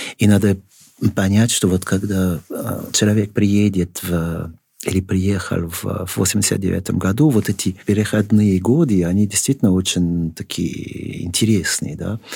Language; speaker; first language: Russian; non-native, fluent; French